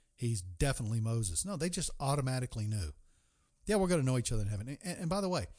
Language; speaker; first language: English; native; English